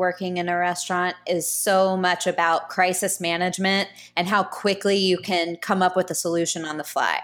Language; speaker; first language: English; native; English